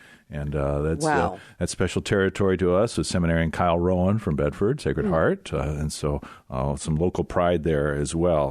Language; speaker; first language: English; native; English